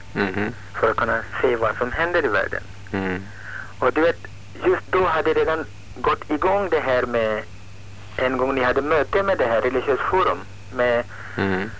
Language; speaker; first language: Swedish; non-native, fluent; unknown